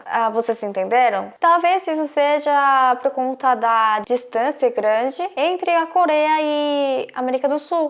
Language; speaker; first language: Portuguese; non-native, fluent; Korean